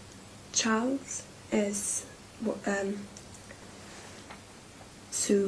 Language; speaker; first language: Spanish; non-native, learner; English